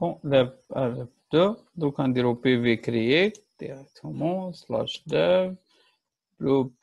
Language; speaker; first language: French; non-native, local second language; Arabic